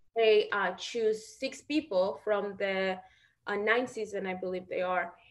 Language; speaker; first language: English; non-native, fluent; Spanish